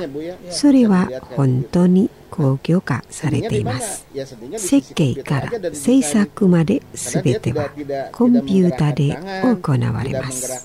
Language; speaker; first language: Japanese; non-native, learner; Indonesian